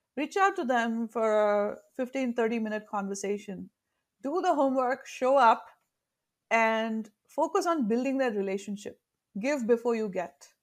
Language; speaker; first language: English; non-native, local second language; Tamil